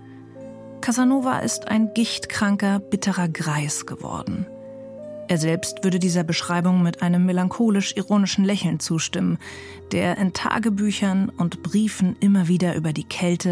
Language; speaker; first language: German; native; German